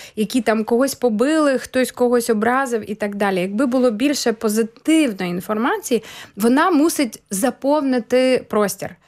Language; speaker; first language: Ukrainian; native; Ukrainian